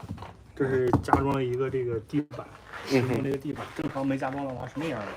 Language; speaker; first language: Chinese; native; Chinese